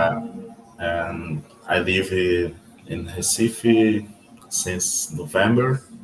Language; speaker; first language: English; non-native, learner; Portuguese